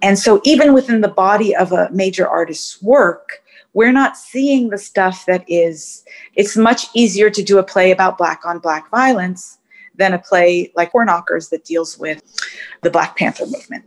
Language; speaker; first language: English; native; English